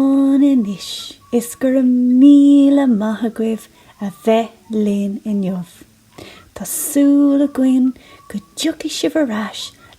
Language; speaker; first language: Irish; non-native, local second language; English